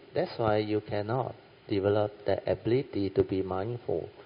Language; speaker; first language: English; non-native, local second language; Min Nan Chinese